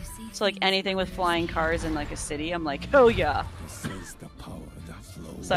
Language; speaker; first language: English; native; English